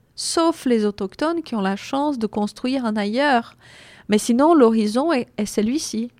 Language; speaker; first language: French; non-native, fluent; Portuguese